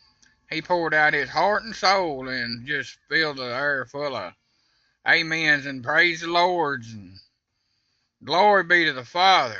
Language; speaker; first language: English; native; English